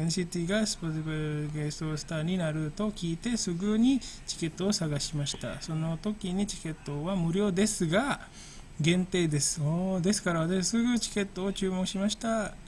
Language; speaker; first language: Japanese; non-native, fluent; Indonesian